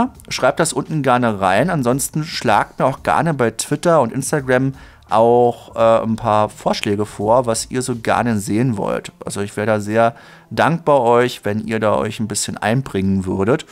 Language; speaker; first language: German; native; German